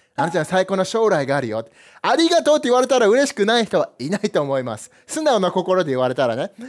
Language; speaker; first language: Japanese; early bilingual, heritage; Japanese